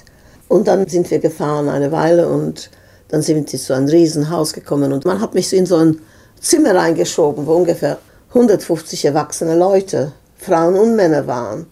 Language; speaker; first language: German; non-native, fluent; Serbian